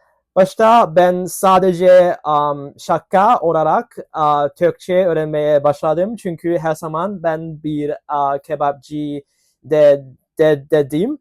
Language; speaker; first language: Turkish; non-native, learner; Cantonese